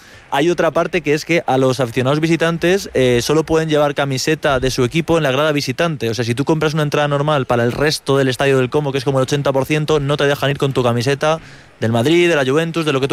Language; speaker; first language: Spanish; native; Spanish